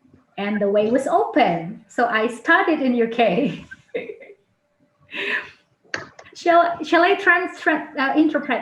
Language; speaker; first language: English; non-native, fluent; Indonesian